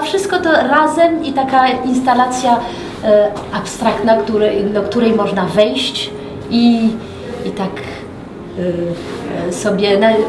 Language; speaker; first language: Polish; early bilingual, heritage; French